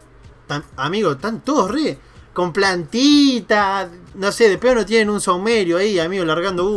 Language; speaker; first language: Spanish; native; Spanish